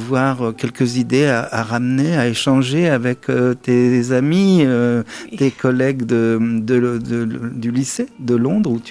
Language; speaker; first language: French; native; French